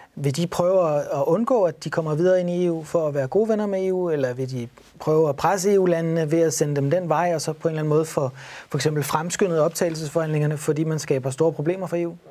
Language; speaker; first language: Danish; native; Danish